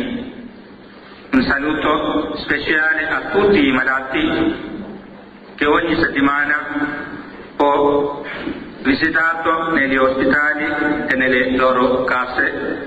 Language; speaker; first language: Italian; non-native, fluent; Malayalam